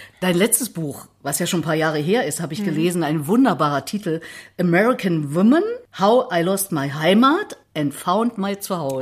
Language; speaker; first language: German; native; German